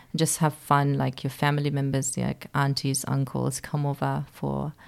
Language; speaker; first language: English; early bilingual, other home language; Persian